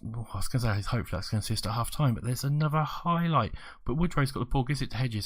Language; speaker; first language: English; native; English